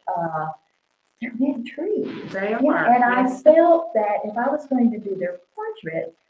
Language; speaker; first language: English; native; English